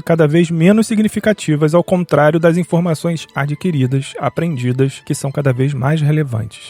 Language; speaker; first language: Portuguese; native; Portuguese